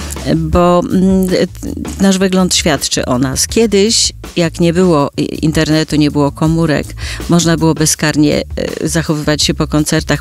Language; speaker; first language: Polish; native; Polish